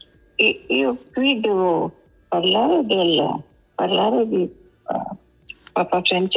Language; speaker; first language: Italian; non-native, learner; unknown